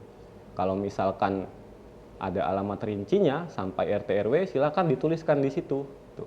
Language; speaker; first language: Indonesian; native; Indonesian